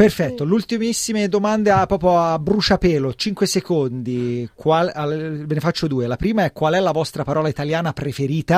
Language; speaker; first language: Italian; native; Italian